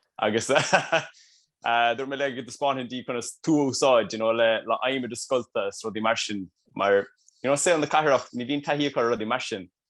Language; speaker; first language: Irish; native; Irish